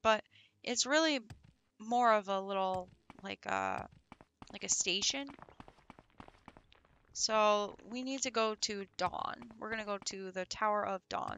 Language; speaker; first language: English; native; English